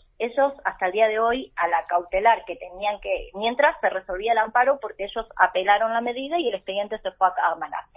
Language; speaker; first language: Spanish; native; Spanish